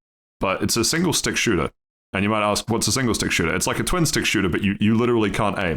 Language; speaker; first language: English; native; English